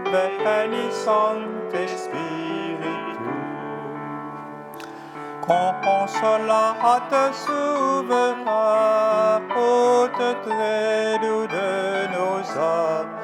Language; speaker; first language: French; native; French